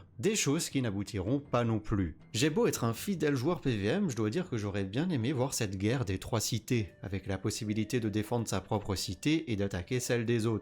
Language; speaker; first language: French; native; French